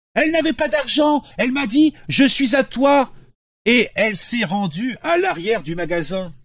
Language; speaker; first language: French; native; French